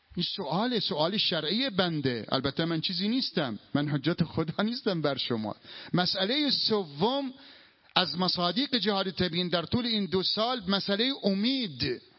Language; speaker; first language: Persian; non-native, fluent; Arabic